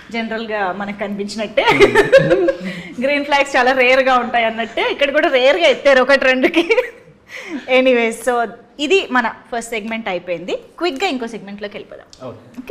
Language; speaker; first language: Telugu; native; Telugu